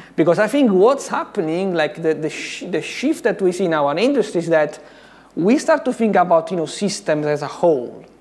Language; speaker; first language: English; non-native, fluent; Italian